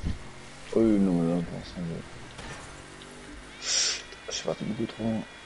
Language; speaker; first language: French; native; French